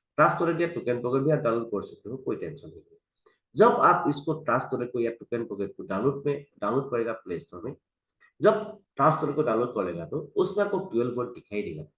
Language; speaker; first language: Hindi; non-native, local second language; Assamese